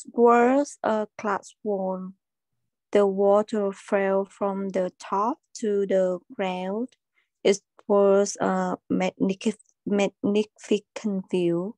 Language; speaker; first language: English; non-native, learner; Vietnamese